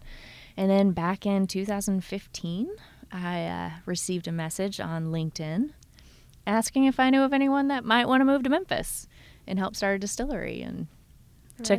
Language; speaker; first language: English; native; English